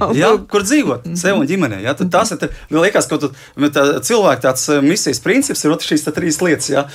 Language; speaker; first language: Latvian; native; Latvian